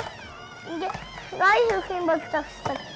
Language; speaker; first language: Mongolian; early bilingual, heritage; Mongolian